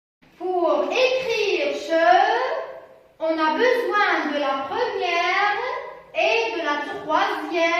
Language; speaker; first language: French; non-native, local second language; Arabic